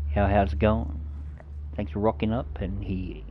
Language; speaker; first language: English; native; English